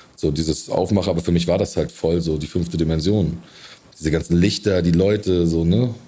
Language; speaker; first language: German; native; German